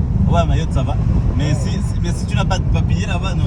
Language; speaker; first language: French; non-native, local second language; Comorian